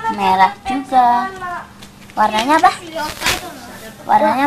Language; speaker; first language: Indonesian; native; Indonesian